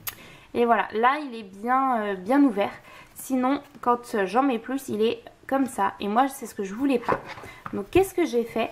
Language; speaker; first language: French; native; French